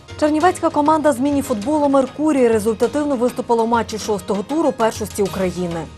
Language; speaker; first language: Ukrainian; native; Ukrainian